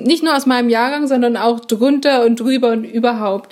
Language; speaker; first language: German; native; German